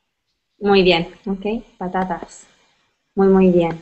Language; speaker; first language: Spanish; native; Spanish